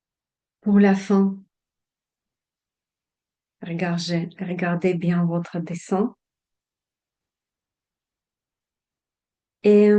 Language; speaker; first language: French; non-native, fluent; Russian